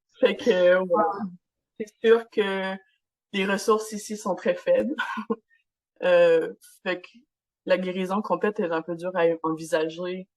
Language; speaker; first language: French; non-native, local second language; English